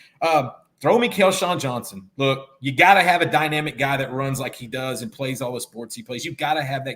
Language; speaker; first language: English; native; English